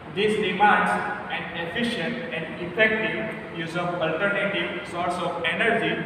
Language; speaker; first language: English; non-native, local second language; Gujarati